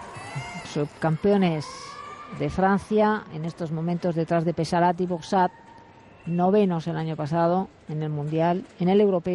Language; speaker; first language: Spanish; native; Spanish